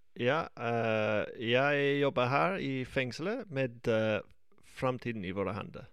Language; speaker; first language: Norwegian; non-native, fluent; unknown